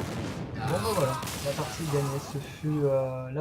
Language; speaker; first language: French; native; French